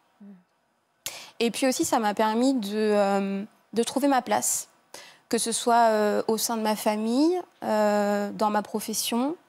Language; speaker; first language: French; native; French